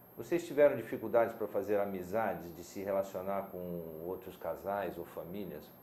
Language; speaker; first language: Portuguese; native; Portuguese